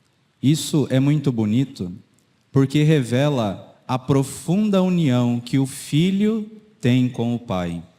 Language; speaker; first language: Portuguese; native; Portuguese